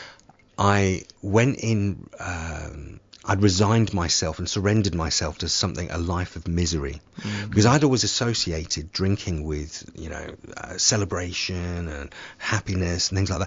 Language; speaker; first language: English; native; English